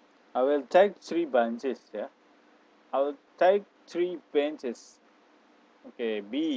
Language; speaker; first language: English; non-native, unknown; Indonesian